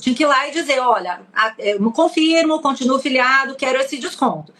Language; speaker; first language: Portuguese; native; Portuguese